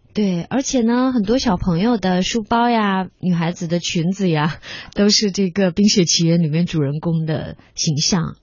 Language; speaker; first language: Chinese; native; Chinese